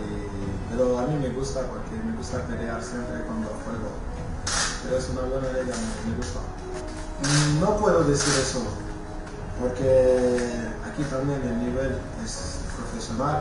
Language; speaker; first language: Spanish; non-native, fluent; French